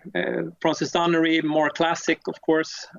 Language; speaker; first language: English; non-native, fluent; Swedish